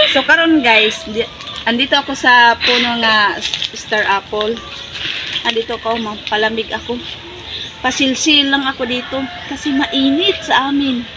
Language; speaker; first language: Filipino; non-native, local second language; Cebuano